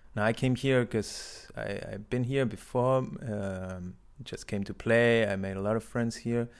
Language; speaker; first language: English; non-native, learner; Spanish